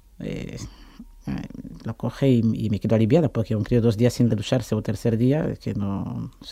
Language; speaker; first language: Spanish; non-native, fluent; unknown